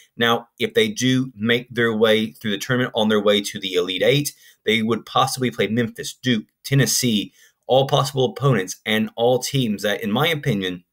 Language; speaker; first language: English; native; English